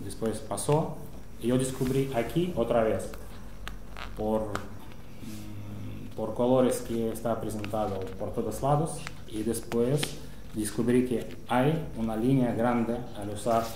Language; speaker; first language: Spanish; non-native, fluent; Russian